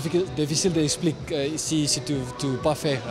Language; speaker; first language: French; non-native, learner; Afrikaans